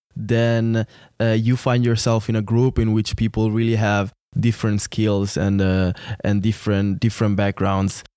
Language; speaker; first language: English; non-native, fluent; Italian